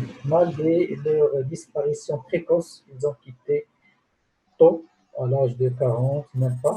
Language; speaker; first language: French; non-native, local second language; Arabic